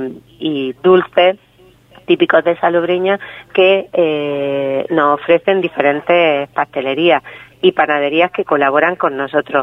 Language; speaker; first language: Spanish; native; Spanish